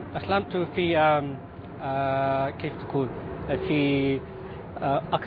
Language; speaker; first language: Arabic; non-native, learner; Filipino